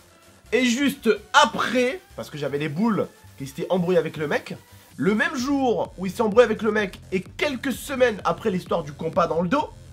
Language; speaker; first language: French; native; French